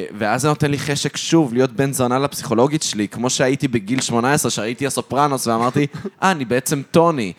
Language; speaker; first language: Hebrew; native; Hebrew